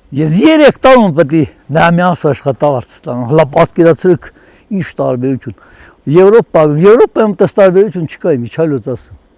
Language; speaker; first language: Armenian; native; Armenian